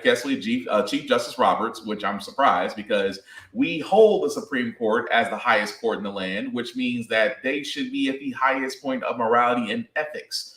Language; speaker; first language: English; native; English